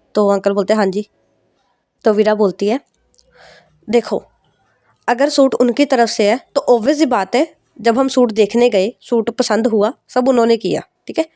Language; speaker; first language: Hindi; non-native, local second language; Punjabi